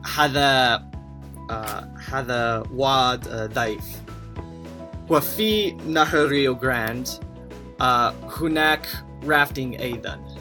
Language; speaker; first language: Arabic; non-native, learner; English